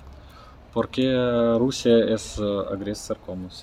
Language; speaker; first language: Spanish; non-native, learner; Russian